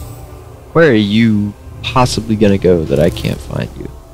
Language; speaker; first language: English; native; English